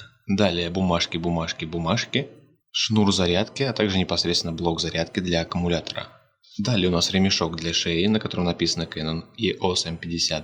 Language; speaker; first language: Russian; native; Russian